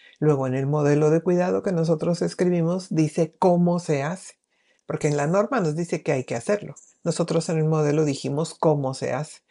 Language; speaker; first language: Spanish; native; Spanish